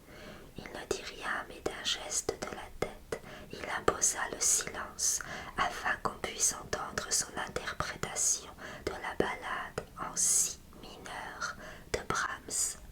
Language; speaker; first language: French; native; French